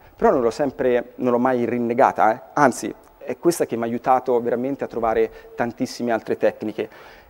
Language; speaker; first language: Italian; native; Italian